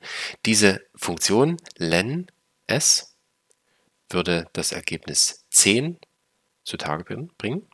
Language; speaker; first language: German; native; German